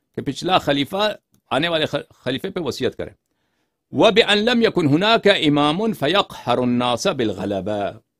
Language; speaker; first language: Urdu; non-native, fluent; Persian